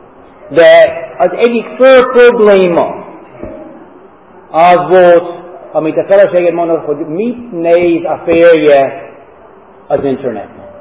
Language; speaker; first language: Hungarian; non-native, fluent; English